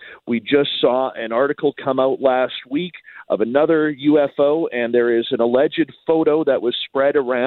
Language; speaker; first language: English; native; English